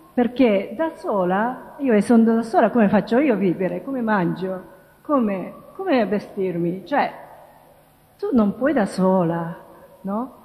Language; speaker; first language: Italian; non-native, learner; Japanese